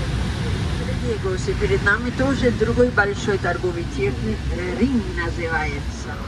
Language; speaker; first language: Russian; non-native, fluent; Albanian